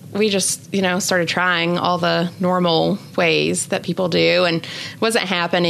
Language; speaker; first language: English; native; English